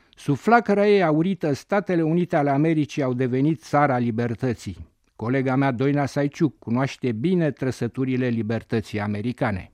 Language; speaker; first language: Romanian; native; Romanian